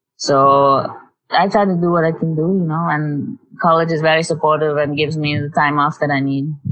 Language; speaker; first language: English; non-native, local second language; Tamil